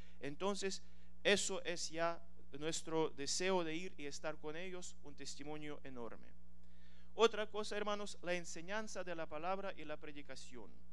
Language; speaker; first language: Spanish; non-native, fluent; Ukrainian